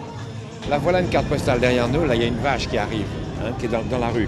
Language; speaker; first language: French; native; French